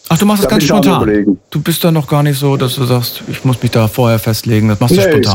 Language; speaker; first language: German; native; German